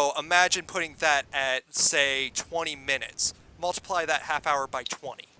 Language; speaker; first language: English; native; English